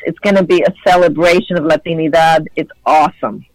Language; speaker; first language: English; early bilingual, other home language; Spanish